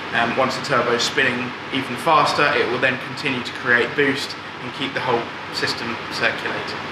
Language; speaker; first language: English; native; English